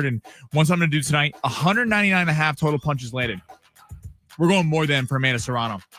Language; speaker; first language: English; native; English